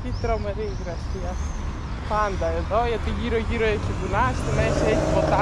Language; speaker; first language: Greek; non-native, fluent; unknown